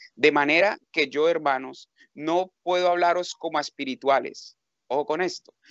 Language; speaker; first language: Spanish; native; Spanish